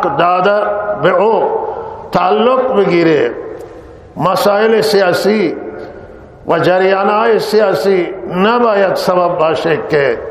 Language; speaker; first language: Persian; non-native, local second language; Baluchi